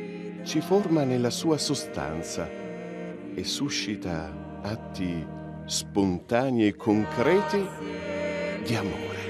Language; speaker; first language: Italian; native; Italian